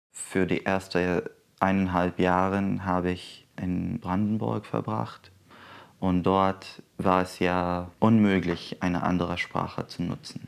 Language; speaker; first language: German; non-native, fluent; Arabic